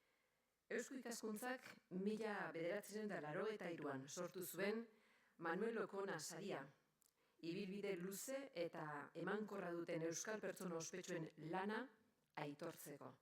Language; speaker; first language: Basque; native; Basque